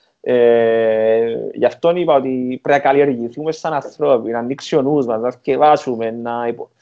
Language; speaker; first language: Greek; native; Greek